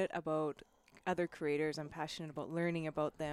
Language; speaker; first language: English; native; English